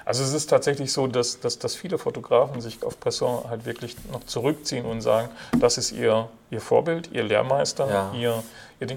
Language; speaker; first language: German; native; German